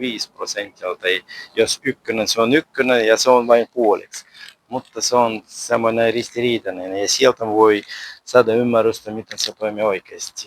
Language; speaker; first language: Finnish; non-native, learner; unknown